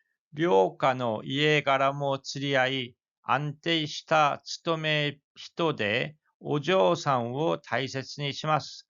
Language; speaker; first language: Japanese; non-native, fluent; Korean